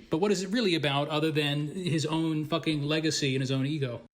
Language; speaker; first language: English; native; English